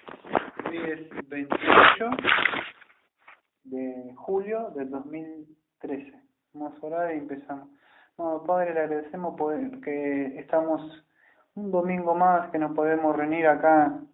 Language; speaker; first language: Spanish; native; Spanish